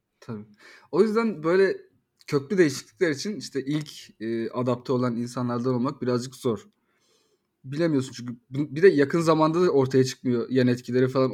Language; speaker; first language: Turkish; native; Turkish